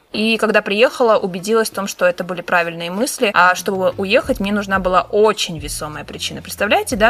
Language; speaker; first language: Russian; early bilingual, other home language; Armenian